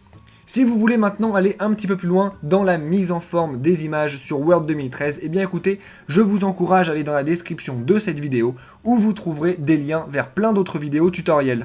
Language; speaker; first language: French; native; French